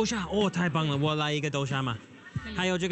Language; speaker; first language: Chinese; non-native, fluent; English